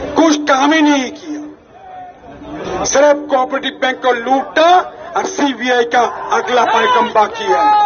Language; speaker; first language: Hindi; non-native, local second language; Bangla